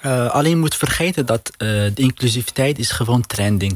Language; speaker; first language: Dutch; non-native, learner; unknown